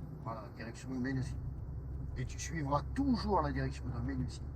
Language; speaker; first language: French; native; French